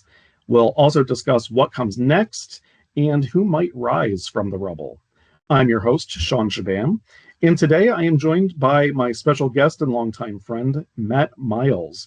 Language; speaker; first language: English; native; English